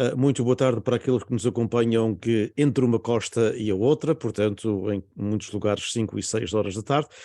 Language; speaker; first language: Portuguese; native; Portuguese